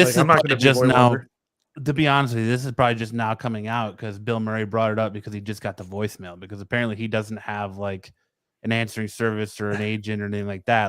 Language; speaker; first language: English; native; English